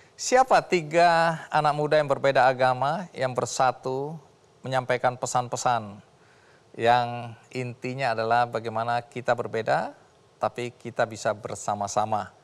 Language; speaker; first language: Indonesian; native; Indonesian